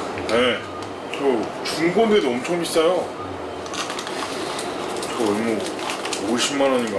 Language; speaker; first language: Korean; native; Korean